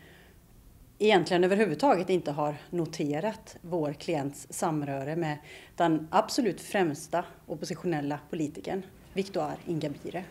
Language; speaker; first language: Swedish; native; Swedish